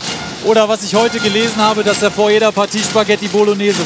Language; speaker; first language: German; native; German